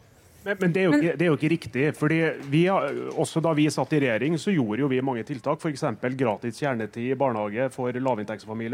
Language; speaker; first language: Norwegian; native; Norwegian